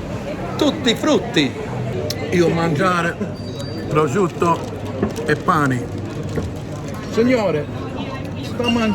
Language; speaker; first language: Italian; non-native, learner; English